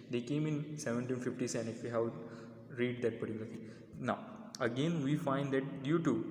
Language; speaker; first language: English; non-native, local second language; Hindi